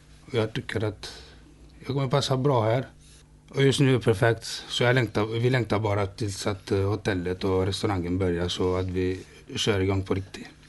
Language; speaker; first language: Swedish; non-native, fluent; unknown